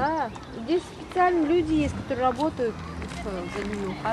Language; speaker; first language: Russian; native; Russian